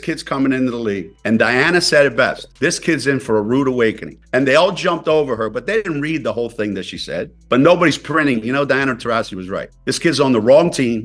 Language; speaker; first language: English; native; English